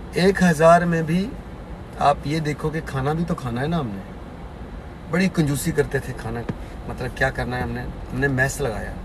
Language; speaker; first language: Urdu; non-native, local second language; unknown